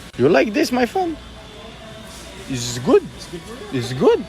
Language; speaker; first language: English; non-native, learner; French